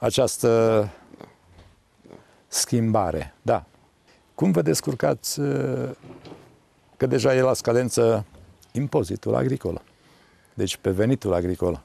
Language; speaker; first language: Romanian; native; Romanian